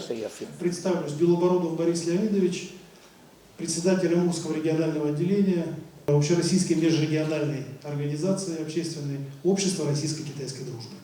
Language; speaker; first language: Russian; native; Russian